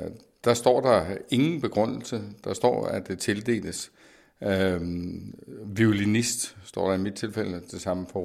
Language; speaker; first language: Danish; native; Danish